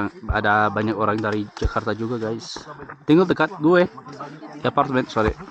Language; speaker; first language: Indonesian; non-native, learner; English